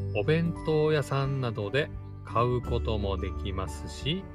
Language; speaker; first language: Japanese; native; Japanese